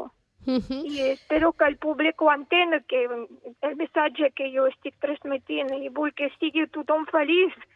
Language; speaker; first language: Catalan; non-native, fluent; Russian